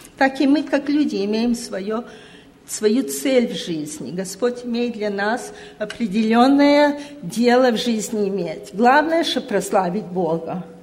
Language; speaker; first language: Russian; early bilingual, heritage; Russian